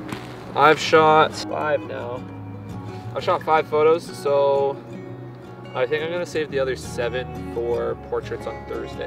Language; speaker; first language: English; native; English